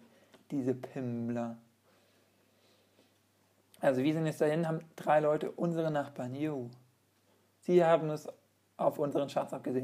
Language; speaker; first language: German; native; German